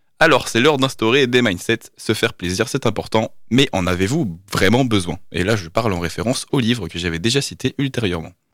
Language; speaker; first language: French; native; French